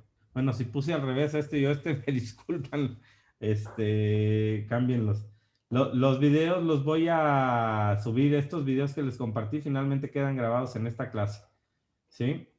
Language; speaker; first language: Spanish; native; Spanish